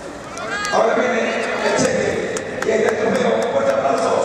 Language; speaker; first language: Spanish; native; Spanish